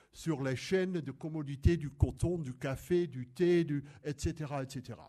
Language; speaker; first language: French; non-native, fluent; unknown